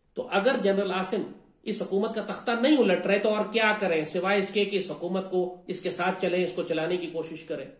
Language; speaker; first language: Urdu; native; Urdu